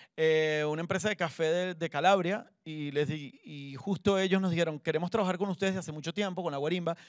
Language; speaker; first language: Spanish; native; Spanish